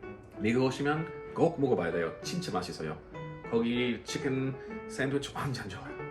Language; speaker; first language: Korean; non-native, learner; English